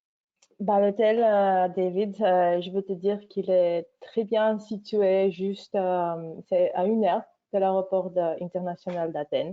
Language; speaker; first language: French; non-native, fluent; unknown